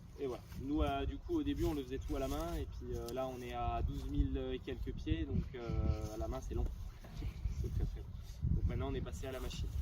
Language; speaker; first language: French; native; French